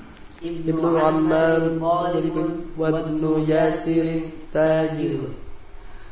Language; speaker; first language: Arabic; non-native, learner; Indonesian